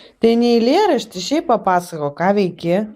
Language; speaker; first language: Lithuanian; native; Lithuanian